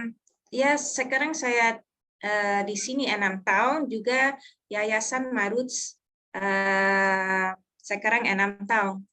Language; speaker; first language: Indonesian; non-native, learner; Dutch